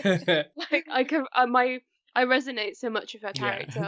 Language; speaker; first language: English; native; English